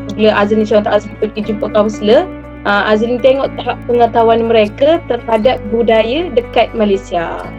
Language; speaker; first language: Malay; native; Malay